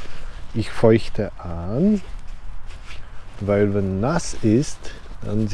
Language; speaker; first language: German; non-native, learner; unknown